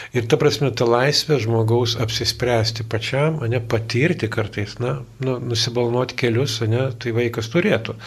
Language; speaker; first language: Lithuanian; native; Lithuanian